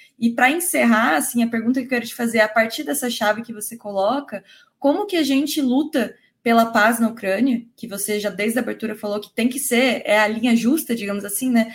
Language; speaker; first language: Portuguese; native; Portuguese